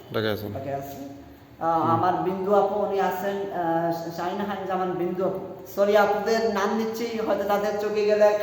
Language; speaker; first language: Bangla; non-native, local second language; Sylheti